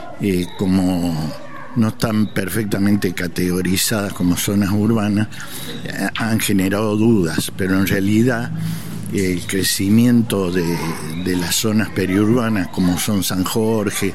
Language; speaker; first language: Spanish; native; Spanish